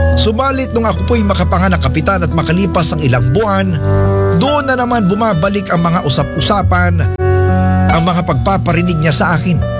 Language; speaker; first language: Filipino; non-native, local second language; Cebuano